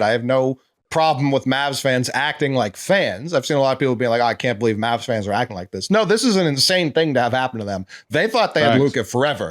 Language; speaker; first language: English; native; English